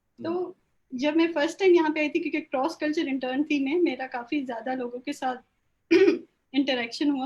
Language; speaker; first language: Urdu; non-native, local second language; Sindhi